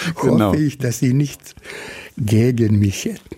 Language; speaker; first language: German; non-native, fluent; Bosnian